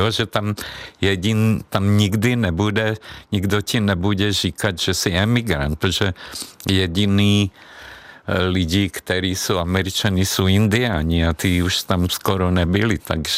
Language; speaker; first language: Czech; non-native, fluent; Hungarian